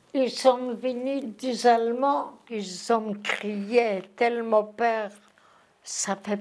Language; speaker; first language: French; non-native, learner; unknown